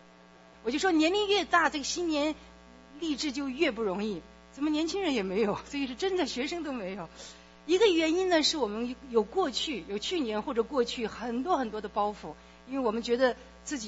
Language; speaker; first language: Chinese; native; Chinese